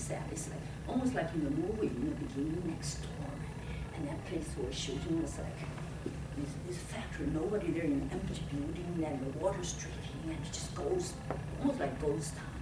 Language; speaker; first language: English; non-native, fluent; Chinese